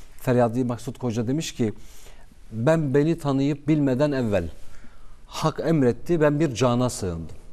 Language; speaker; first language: Turkish; non-native, local second language; Kurdish